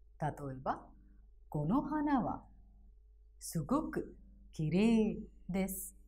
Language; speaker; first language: Japanese; non-native, fluent; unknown